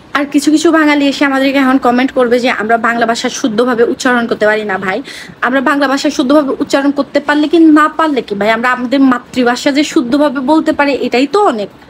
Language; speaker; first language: Bangla; non-native, local second language; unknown